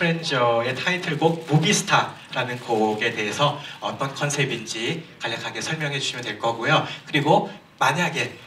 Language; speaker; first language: Korean; non-native, fluent; Thai